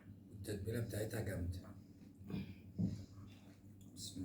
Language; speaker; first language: Arabic; native; Arabic